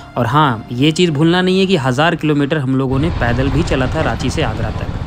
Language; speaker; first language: Hindi; native; Hindi